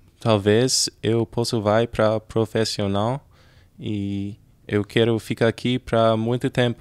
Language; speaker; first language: Portuguese; non-native, learner; English